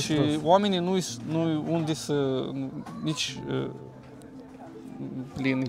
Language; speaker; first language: Romanian; early bilingual, heritage; Romanian